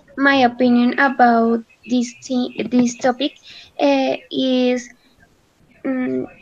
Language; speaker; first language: English; non-native, learner; Spanish